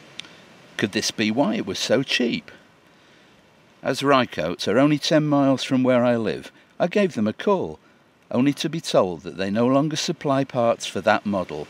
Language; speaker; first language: English; native; English